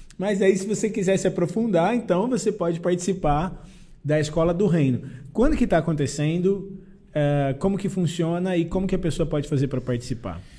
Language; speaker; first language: Portuguese; native; Portuguese